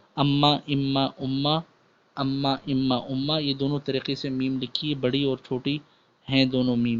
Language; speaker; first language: Urdu; native; Urdu